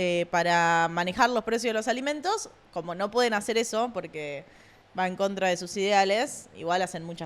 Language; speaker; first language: Spanish; native; Spanish